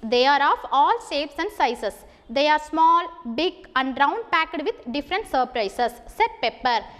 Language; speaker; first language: English; non-native, local second language; Tamil